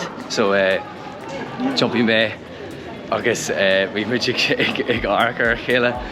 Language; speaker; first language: Irish; non-native, local second language; English